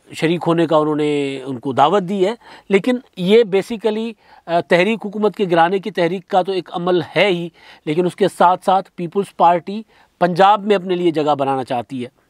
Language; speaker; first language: Urdu; non-native, local second language; Sindhi